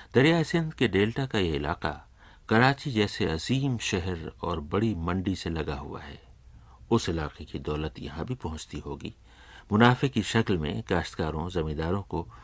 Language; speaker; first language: Urdu; native; Urdu